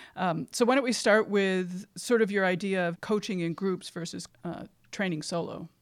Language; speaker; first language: English; native; English